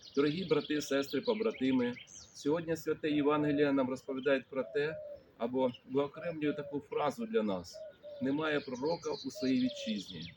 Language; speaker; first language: Ukrainian; non-native, local second language; Russian